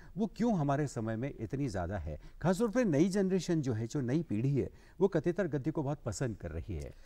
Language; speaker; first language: Hindi; native; Hindi